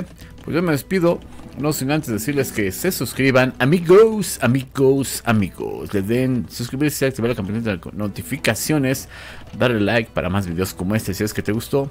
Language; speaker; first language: Spanish; native; Spanish